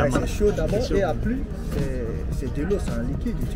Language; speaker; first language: French; native; French